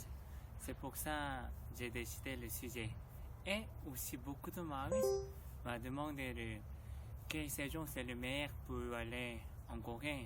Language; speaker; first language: French; non-native, learner; Korean